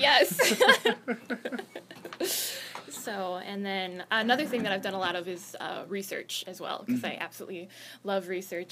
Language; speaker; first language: English; native; English